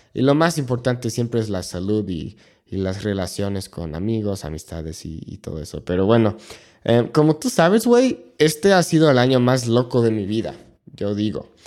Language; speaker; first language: Spanish; non-native, fluent; English